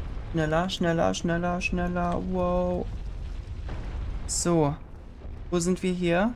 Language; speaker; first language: German; native; German